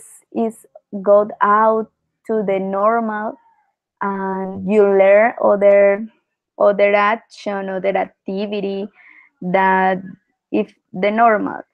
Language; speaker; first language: English; non-native, learner; Spanish